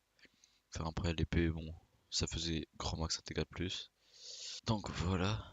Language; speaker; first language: French; native; French